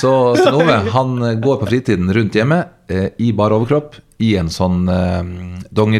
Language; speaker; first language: Norwegian; native; Norwegian